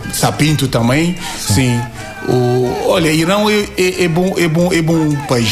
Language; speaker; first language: Portuguese; non-native, learner; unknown